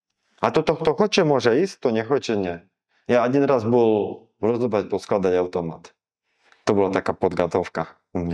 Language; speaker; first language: Russian; non-native, learner; Slovak